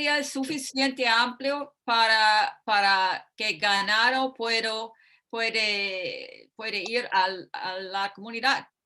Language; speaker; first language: Spanish; non-native, fluent; English